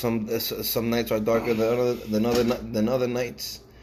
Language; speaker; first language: English; early bilingual, other home language; Spanish